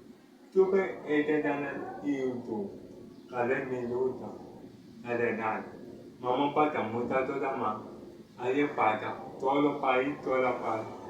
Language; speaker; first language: Spanish; non-native, learner; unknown